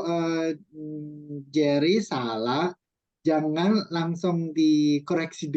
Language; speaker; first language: Indonesian; non-native, fluent; Chinese